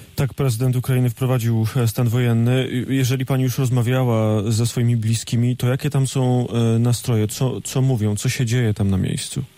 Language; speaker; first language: Polish; native; Polish